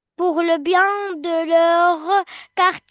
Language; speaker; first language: French; non-native, learner; Arabic